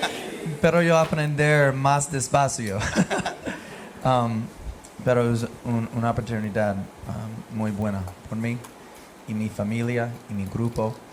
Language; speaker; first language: Spanish; non-native, learner; English